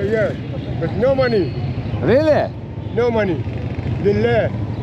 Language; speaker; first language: English; non-native, learner; Arabic